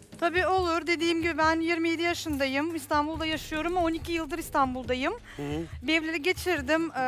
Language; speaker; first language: Turkish; non-native, fluent; Russian